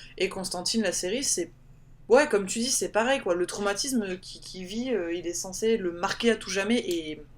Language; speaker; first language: French; native; French